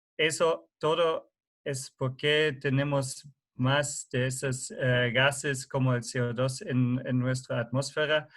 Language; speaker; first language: Spanish; non-native, fluent; German